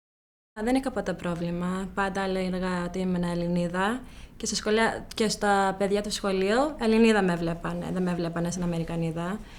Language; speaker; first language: Greek; early bilingual, heritage; Greek